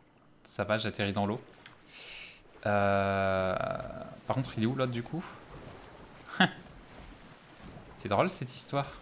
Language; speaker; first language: French; native; French